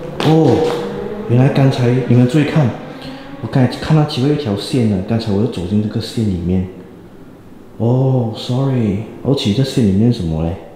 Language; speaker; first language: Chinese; native; Chinese